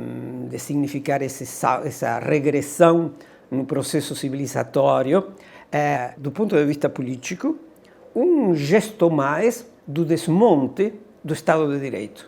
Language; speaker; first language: Portuguese; non-native, fluent; Spanish